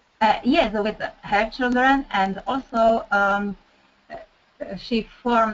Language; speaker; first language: English; non-native, learner; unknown